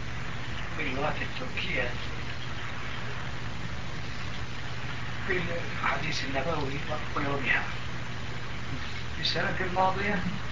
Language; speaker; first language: Arabic; non-native, fluent; Turkish